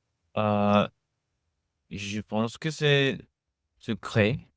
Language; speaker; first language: French; non-native, learner; English